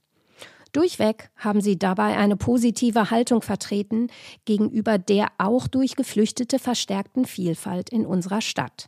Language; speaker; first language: German; native; German